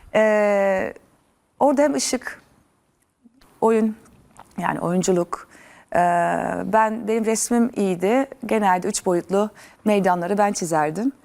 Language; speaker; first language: Turkish; early bilingual, other home language; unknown